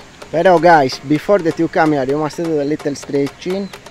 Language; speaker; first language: English; non-native, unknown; Italian